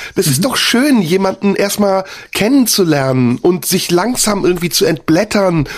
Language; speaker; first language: German; native; German